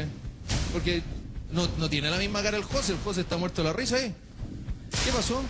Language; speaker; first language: Spanish; native; Spanish